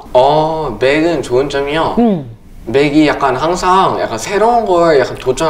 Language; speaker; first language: Korean; early bilingual, other home language; English